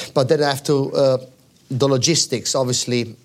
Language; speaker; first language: English; non-native, fluent; Italian